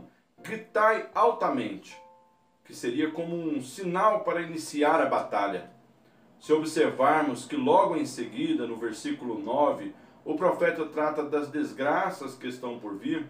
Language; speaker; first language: Portuguese; native; Portuguese